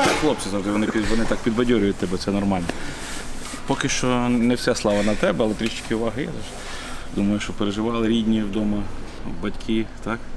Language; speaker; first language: Ukrainian; native; Ukrainian